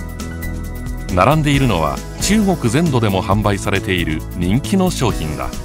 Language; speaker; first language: Japanese; native; Japanese